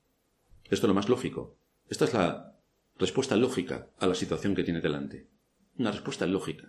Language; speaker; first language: Spanish; native; Spanish